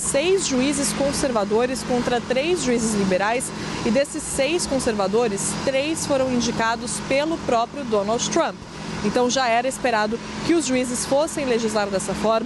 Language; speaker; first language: Portuguese; native; Portuguese